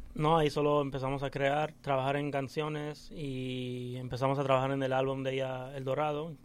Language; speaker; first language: Spanish; early bilingual, heritage; English